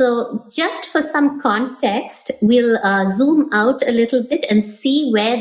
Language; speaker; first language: English; non-native, local second language; Tamil